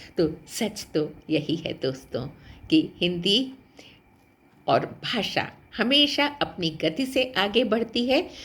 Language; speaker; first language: Hindi; native; Hindi